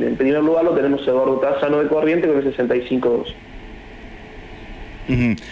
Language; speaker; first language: Spanish; native; Spanish